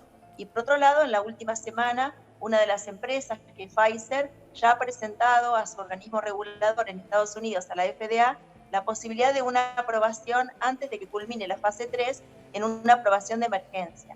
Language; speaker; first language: Spanish; native; Spanish